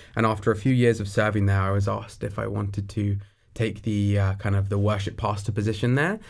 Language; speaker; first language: English; native; English